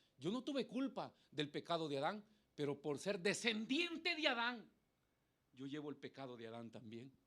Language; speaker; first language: Spanish; native; Spanish